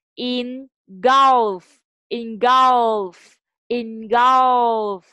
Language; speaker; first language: English; non-native, fluent; Vietnamese